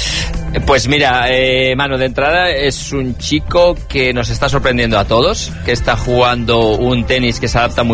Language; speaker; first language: Spanish; native; Spanish